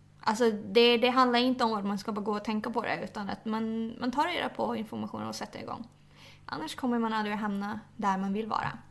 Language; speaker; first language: Swedish; early bilingual, other home language; Thai